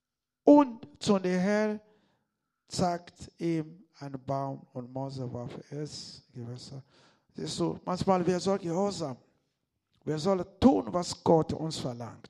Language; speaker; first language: German; non-native, learner; Lingala